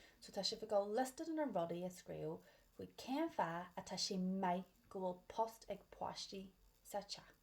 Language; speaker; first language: Irish; non-native, local second language; English